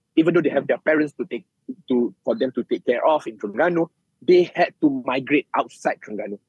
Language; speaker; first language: English; non-native, local second language; Malay